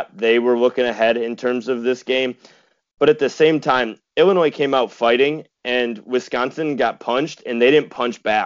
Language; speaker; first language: English; native; English